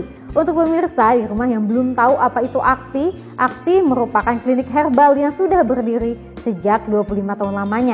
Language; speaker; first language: Indonesian; native; Indonesian